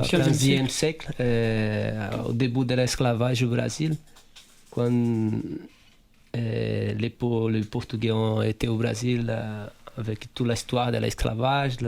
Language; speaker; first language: French; non-native, fluent; Portuguese